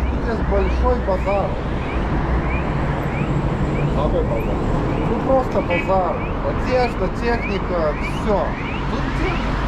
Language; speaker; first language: Russian; non-native, fluent; Armenian